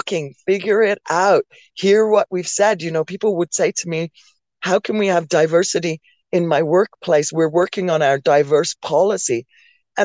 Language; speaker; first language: English; native; English